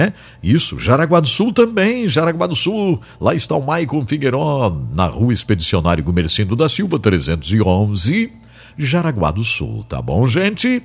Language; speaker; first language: Portuguese; native; Portuguese